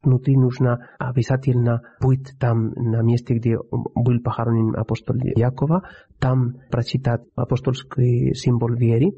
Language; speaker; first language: Russian; non-native, fluent; Spanish